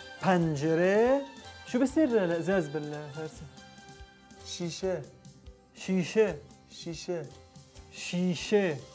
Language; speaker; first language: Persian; non-native, learner; Arabic